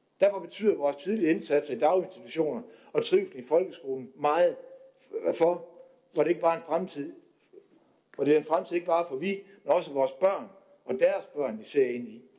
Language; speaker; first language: Danish; native; Danish